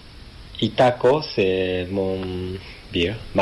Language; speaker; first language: French; non-native, learner; Japanese